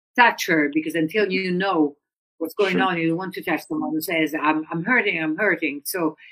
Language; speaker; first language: English; non-native, fluent; Italian